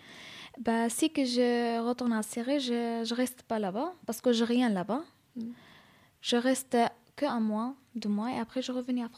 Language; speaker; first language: French; non-native, learner; Arabic